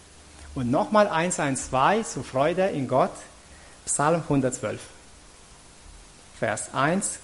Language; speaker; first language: German; non-native, fluent; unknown